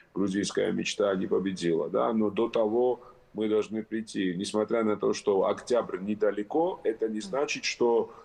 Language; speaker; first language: Russian; non-native, local second language; Georgian